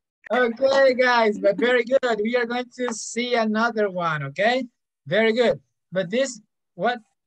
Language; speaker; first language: English; non-native, fluent; Spanish